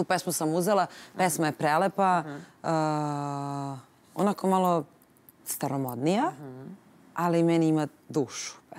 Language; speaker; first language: Serbian; native; Serbian